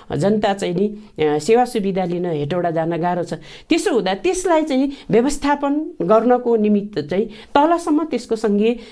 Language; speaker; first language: Nepali; native; Nepali